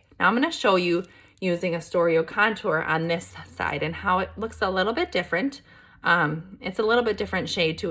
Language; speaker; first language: English; native; English